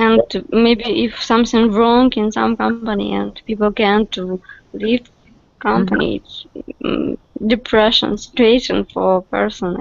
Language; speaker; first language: English; non-native, learner; Russian